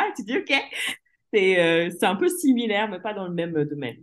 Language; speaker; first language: French; early bilingual, other home language; English